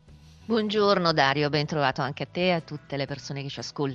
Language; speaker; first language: Italian; native; Italian